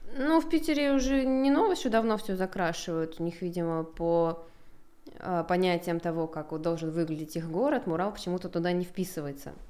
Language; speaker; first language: Russian; native; Russian